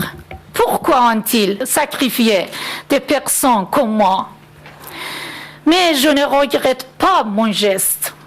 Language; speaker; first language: French; non-native, fluent; Persian